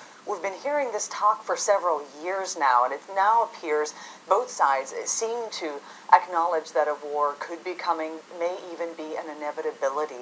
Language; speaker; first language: English; native; English